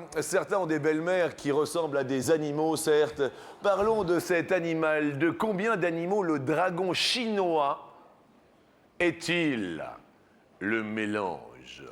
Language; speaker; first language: French; native; French